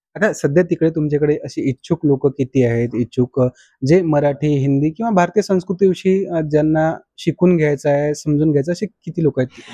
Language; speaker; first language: Marathi; native; Marathi